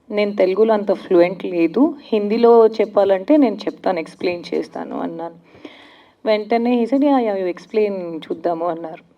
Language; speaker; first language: Telugu; non-native, local second language; Hindi